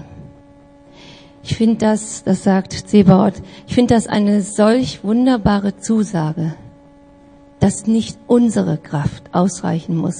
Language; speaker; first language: German; native; German